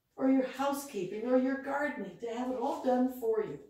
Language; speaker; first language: English; native; English